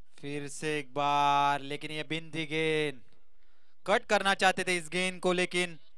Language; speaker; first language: Hindi; non-native, local second language; Marathi